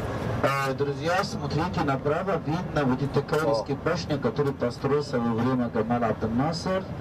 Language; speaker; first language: Russian; non-native, learner; Arabic